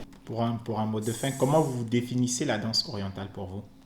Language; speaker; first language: French; native; French